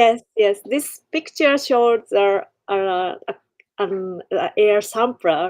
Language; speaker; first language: English; non-native, learner; Japanese